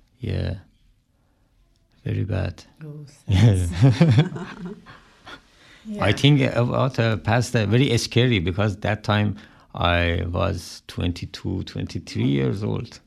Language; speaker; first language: English; non-native, learner; Persian